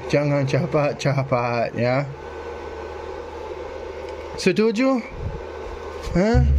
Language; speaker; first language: Indonesian; non-native, learner; English